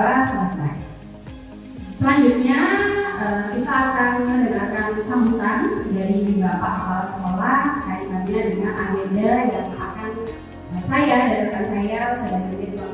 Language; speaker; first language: Indonesian; native; Indonesian